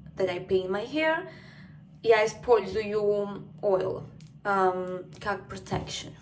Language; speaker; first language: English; non-native, fluent; Spanish